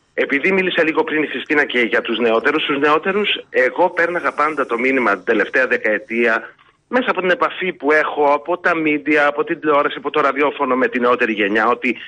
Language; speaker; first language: Greek; early bilingual, heritage; Greek